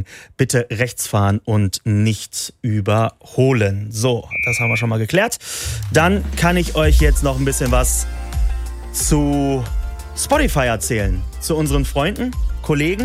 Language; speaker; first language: German; native; German